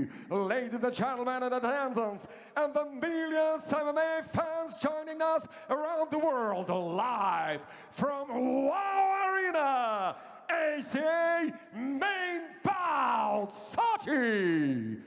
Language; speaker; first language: English; non-native, fluent; Russian